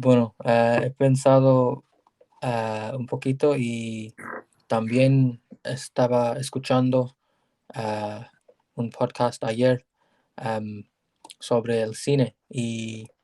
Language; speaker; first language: Spanish; non-native, learner; English